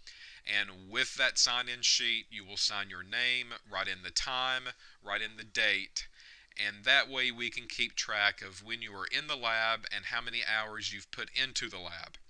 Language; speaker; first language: English; native; English